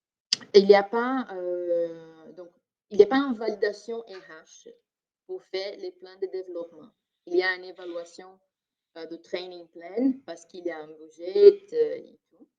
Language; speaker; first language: French; non-native, fluent; Portuguese